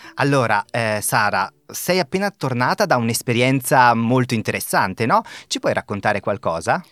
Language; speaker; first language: Italian; native; Italian